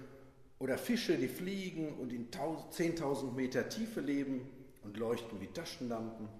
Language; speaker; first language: German; native; German